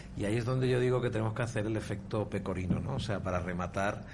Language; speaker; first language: Spanish; native; Spanish